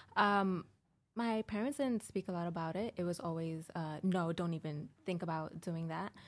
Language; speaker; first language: English; early bilingual, heritage; English